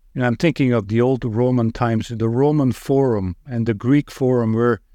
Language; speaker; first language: English; non-native, fluent; Dutch